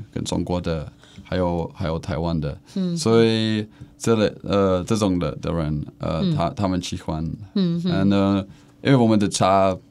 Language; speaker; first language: Chinese; non-native, learner; Czech